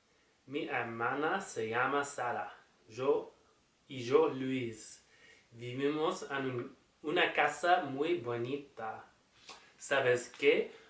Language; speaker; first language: Spanish; non-native, learner; English